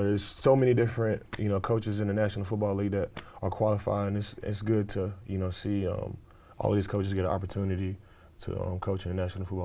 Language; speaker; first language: English; native; English